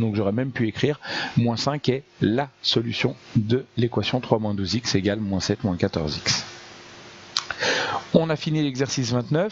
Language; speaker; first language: French; native; French